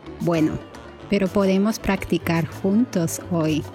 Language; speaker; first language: Spanish; early bilingual, heritage; Spanish